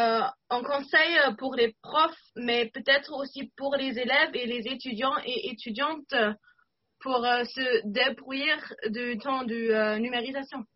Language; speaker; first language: French; non-native, fluent; German